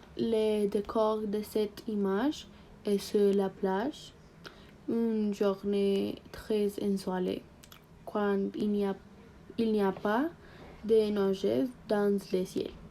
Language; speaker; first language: French; non-native, learner; Spanish